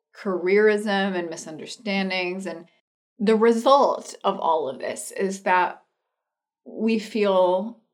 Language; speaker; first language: English; non-native, fluent; Spanish